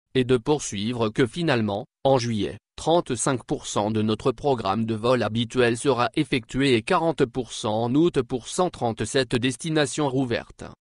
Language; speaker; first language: French; non-native, local second language; Arabic